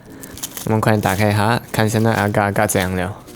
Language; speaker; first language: Chinese; native; Chinese